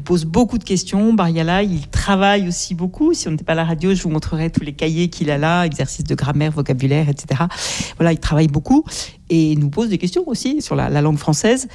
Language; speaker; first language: French; native; French